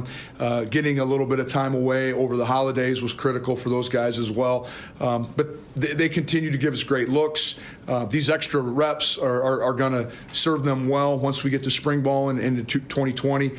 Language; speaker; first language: English; native; English